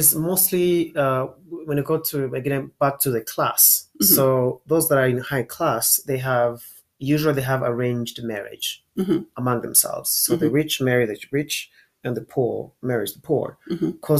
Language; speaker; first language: English; non-native, local second language; Kinyarwanda